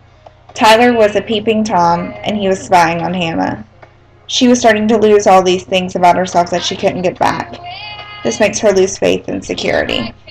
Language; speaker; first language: English; native; English